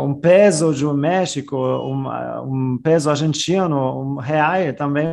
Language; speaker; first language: Portuguese; non-native, fluent; German